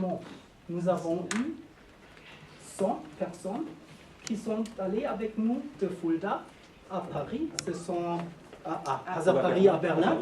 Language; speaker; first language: French; non-native, learner; German